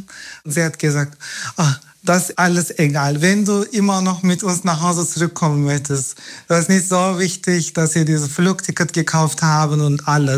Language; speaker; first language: German; non-native, fluent; Turkish